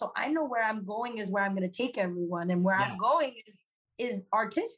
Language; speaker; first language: English; native; English